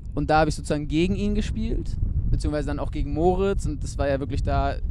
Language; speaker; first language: German; native; German